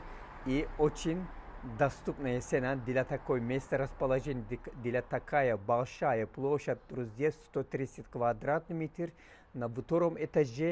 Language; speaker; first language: Russian; non-native, learner; Turkish